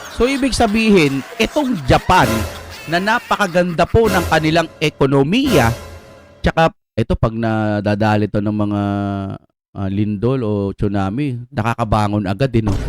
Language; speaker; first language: Filipino; non-native, local second language; Iloko